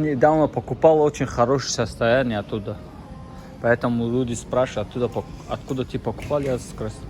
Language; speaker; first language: Russian; non-native, learner; Tajik